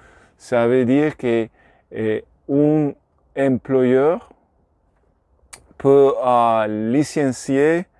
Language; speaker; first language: French; non-native, learner; Spanish